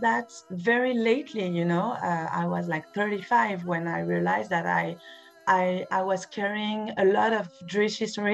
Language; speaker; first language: English; non-native, fluent; French